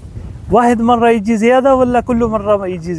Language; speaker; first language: Arabic; non-native, learner; Urdu